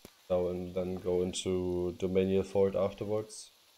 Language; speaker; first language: English; non-native, fluent; German